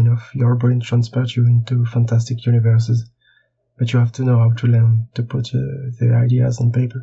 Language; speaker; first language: English; non-native, fluent; French